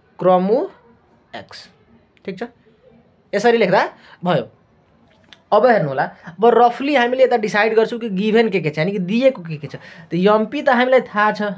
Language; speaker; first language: Nepali; non-native, local second language; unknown